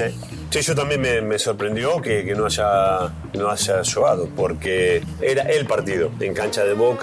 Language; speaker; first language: Portuguese; non-native, learner; Spanish